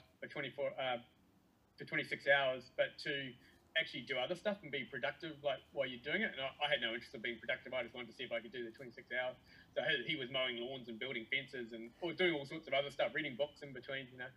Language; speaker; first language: English; native; English